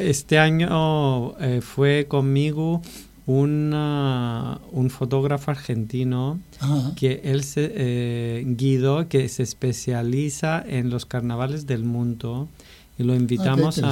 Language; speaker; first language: Spanish; non-native, fluent; Greek